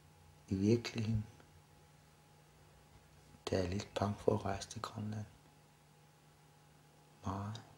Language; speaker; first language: Danish; non-native, local second language; Kalaallisut